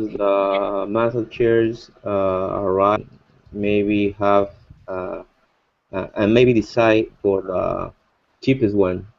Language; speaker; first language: English; non-native, learner; Spanish